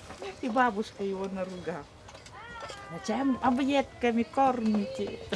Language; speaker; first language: Russian; native; Russian